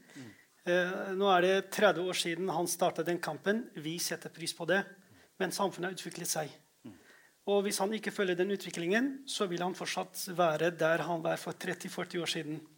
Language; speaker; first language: Norwegian; non-native, fluent; Kurdish